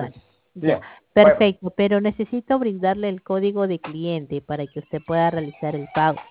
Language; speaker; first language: Spanish; native; Spanish